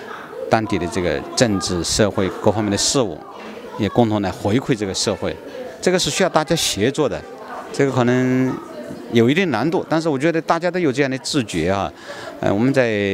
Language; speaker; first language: Chinese; native; Chinese